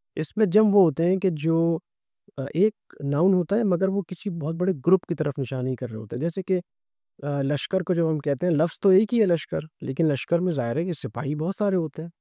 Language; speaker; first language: Urdu; native; Urdu